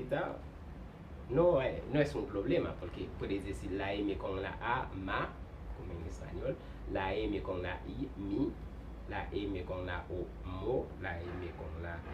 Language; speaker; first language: Spanish; non-native, fluent; Haitian Creole